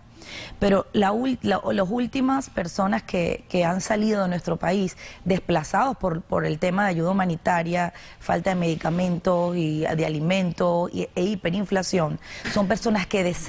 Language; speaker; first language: Spanish; native; Spanish